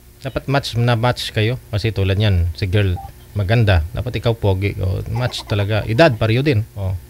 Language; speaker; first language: Filipino; non-native, local second language; Hiligaynon